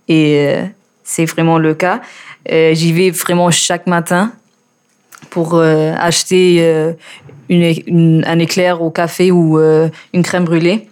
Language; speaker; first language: French; non-native, fluent; German